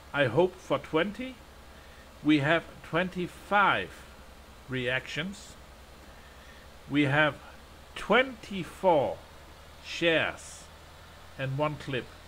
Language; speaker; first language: English; non-native, fluent; Danish